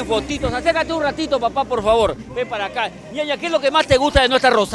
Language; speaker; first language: Spanish; native; Spanish